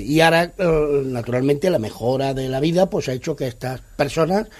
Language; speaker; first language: Spanish; non-native, local second language; Catalan